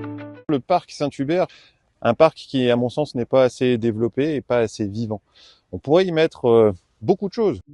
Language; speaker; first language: French; native; French